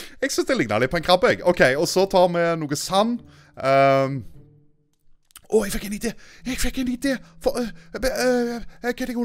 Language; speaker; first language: Norwegian; native; Norwegian